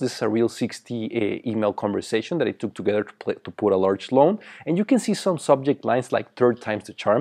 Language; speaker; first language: English; non-native, fluent; Spanish